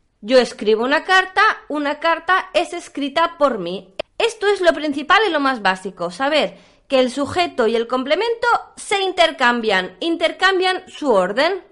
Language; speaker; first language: Spanish; native; Spanish